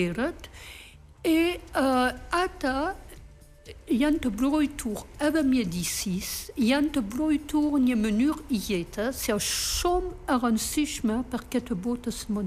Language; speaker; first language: Albanian; non-native, learner; French